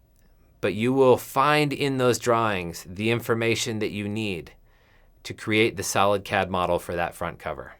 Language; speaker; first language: English; native; English